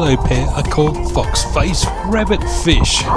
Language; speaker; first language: English; native; English